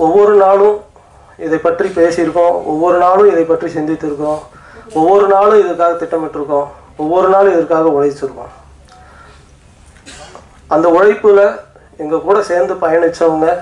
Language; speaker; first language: Tamil; native; Tamil